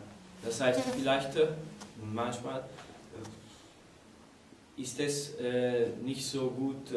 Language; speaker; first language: German; non-native, learner; Italian